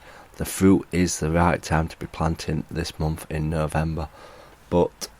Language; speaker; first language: English; native; English